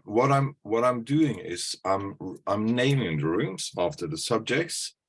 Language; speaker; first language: English; non-native, fluent; Norwegian